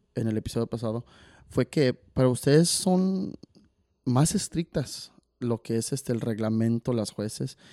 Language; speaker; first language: Spanish; early bilingual, heritage; Spanish